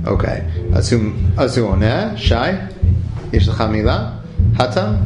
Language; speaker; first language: Hebrew; non-native, fluent; English